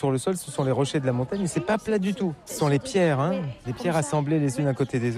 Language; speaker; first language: French; native; French